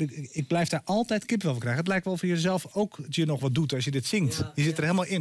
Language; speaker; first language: Dutch; native; Dutch